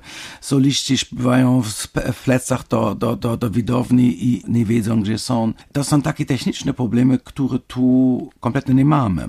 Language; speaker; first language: Polish; non-native, fluent; German